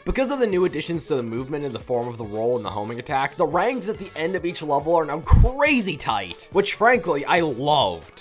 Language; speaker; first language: English; native; English